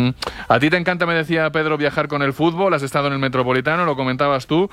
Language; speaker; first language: Spanish; native; Spanish